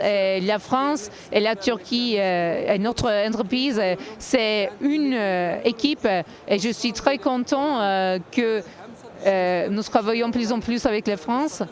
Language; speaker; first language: French; non-native, learner; Turkish